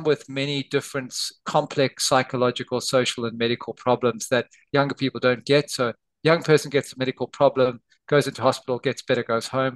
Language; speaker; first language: English; native; English